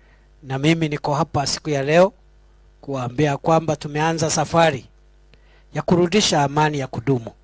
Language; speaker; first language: Swahili; non-native, local second language; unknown